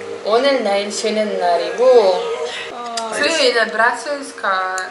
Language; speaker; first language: Korean; non-native, fluent; Polish